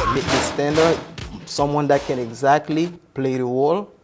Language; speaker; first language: English; non-native, fluent; Haitian Creole